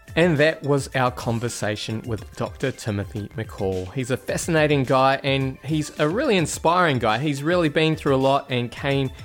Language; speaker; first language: English; native; English